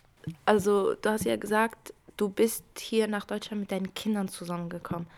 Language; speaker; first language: German; early bilingual, other home language; Kurdish